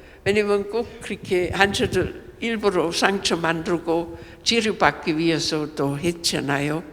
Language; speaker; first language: Korean; non-native, fluent; German